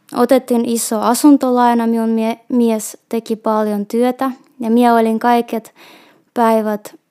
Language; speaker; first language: Finnish; non-native, fluent; Russian